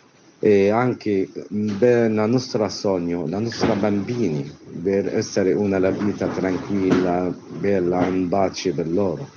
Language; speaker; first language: Italian; non-native, learner; Arabic